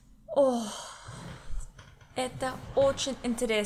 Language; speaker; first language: Russian; non-native, learner; English